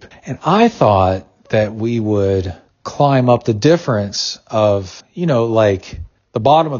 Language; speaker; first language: English; native; English